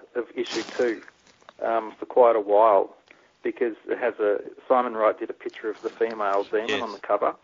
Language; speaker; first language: English; native; English